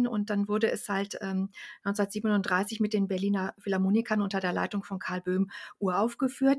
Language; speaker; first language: German; native; German